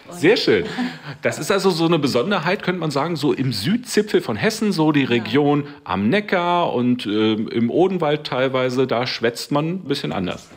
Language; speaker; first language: German; native; German